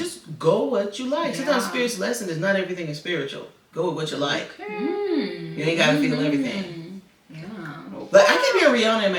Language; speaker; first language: English; native; English